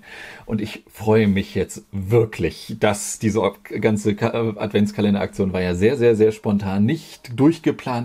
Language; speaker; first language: German; native; German